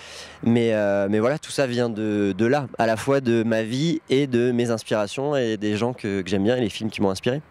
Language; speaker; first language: French; native; French